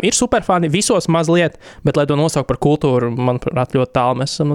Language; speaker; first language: Latvian; native; Latvian